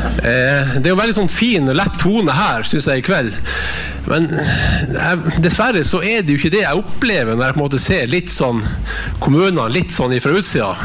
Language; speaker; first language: Norwegian; native; Norwegian